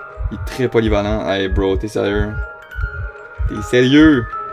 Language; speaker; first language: French; native; French